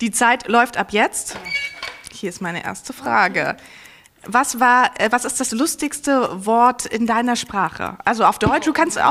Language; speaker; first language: German; native; German